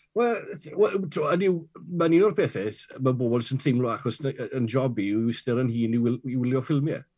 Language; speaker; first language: Welsh; native; Welsh